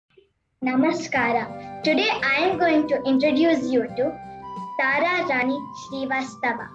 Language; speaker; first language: English; non-native, local second language; Kannada